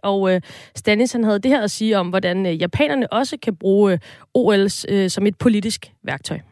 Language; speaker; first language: Danish; native; Danish